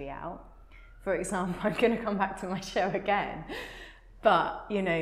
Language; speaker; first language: English; native; English